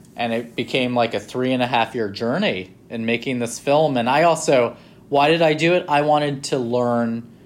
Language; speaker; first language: English; native; English